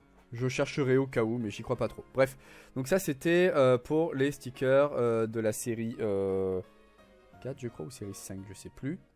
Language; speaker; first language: French; native; French